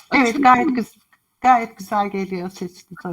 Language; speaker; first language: Turkish; native; Turkish